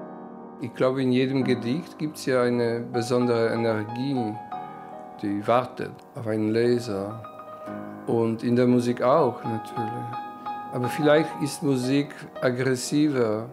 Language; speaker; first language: German; non-native, fluent; Polish